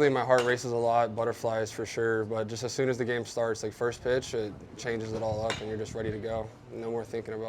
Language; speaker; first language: English; native; English